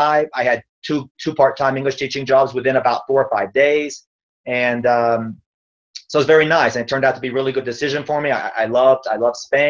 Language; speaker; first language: English; native; English